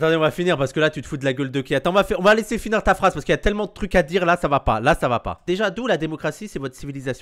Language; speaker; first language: French; native; French